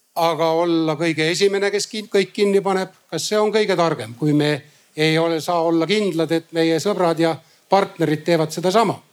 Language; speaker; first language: Estonian; native; Estonian